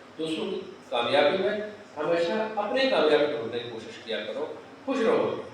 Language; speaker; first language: Urdu; native; Urdu